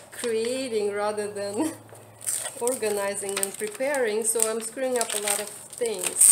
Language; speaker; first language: English; non-native, fluent; Russian